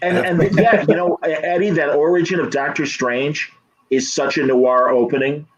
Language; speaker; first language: English; native; English